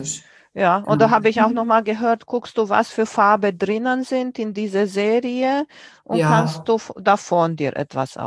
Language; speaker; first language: German; non-native, fluent; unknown